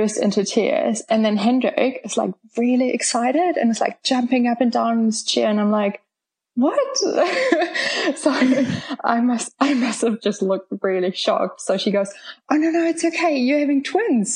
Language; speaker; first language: English; non-native, fluent; German